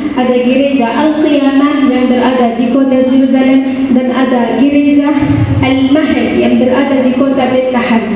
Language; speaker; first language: Indonesian; non-native, learner; Arabic